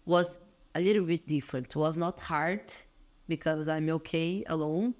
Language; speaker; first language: English; non-native, learner; Portuguese